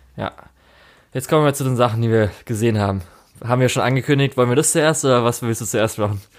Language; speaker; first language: German; native; German